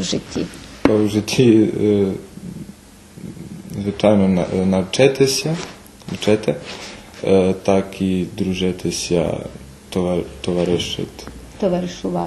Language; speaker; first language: Ukrainian; early bilingual, heritage; Ukrainian